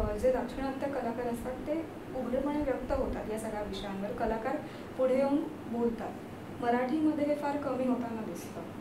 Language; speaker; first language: Marathi; native; Marathi